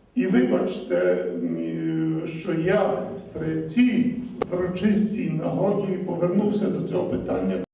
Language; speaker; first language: Ukrainian; early bilingual, heritage; Ukrainian